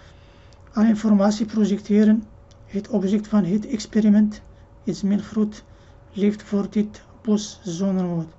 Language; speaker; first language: Dutch; non-native, learner; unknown